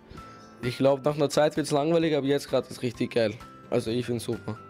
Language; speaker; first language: German; native; German